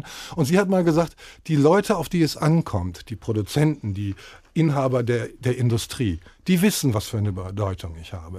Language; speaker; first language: German; native; German